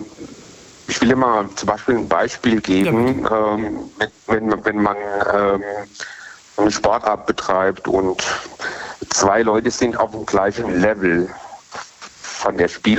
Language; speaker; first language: German; native; German